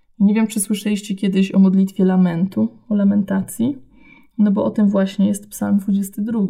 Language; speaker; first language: Polish; native; Polish